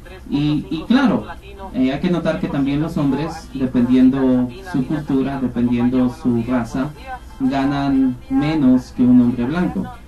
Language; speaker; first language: Spanish; native; Spanish